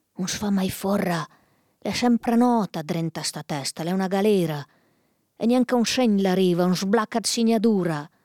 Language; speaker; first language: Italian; native; Italian